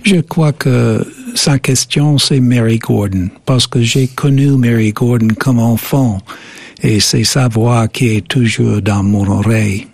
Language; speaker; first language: French; non-native, fluent; English